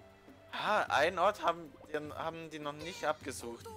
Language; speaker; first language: German; native; German